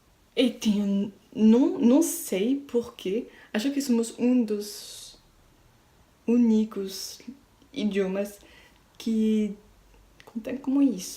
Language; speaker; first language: Portuguese; non-native, learner; French